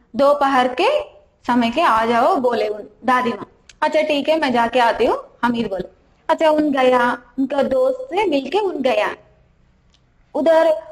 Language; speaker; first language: Hindi; non-native, local second language; Telugu